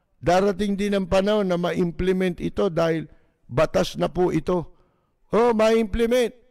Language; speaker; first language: Filipino; native; Filipino